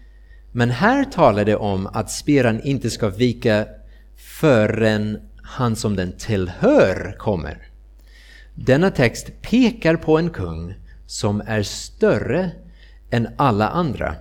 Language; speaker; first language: Swedish; non-native, fluent; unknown